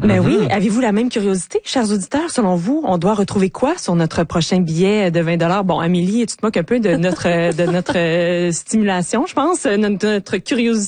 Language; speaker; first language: French; native; French